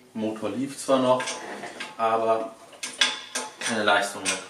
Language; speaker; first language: German; native; German